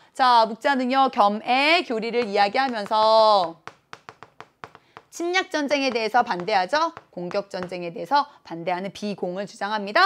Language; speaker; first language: Korean; native; Korean